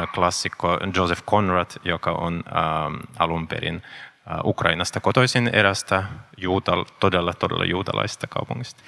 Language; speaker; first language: Finnish; non-native, fluent; Russian